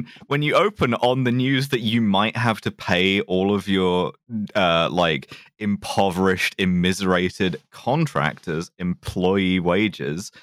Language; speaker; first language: English; native; English